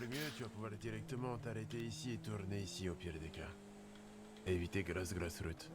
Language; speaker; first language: French; native; French